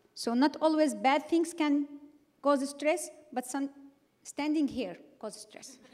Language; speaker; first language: English; non-native, fluent; Arabic